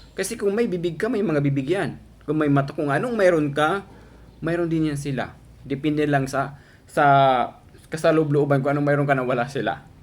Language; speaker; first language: Filipino; native; Filipino